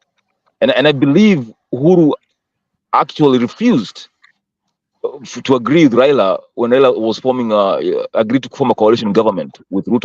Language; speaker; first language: English; non-native, local second language; Swahili